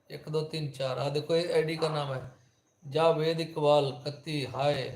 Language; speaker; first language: Hindi; native; Hindi